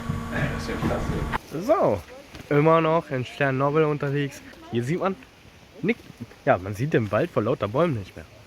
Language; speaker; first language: German; native; German